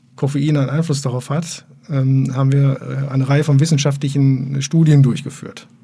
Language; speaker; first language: German; native; German